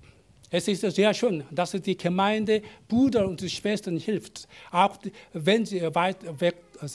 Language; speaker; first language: German; non-native, learner; Korean